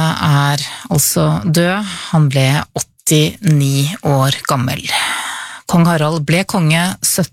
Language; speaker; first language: Norwegian; native; Norwegian